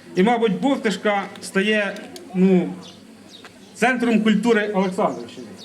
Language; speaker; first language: Ukrainian; native; Ukrainian